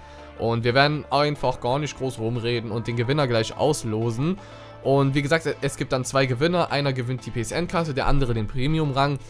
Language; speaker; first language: German; native; German